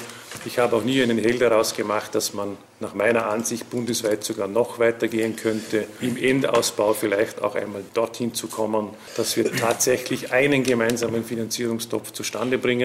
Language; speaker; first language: German; native; German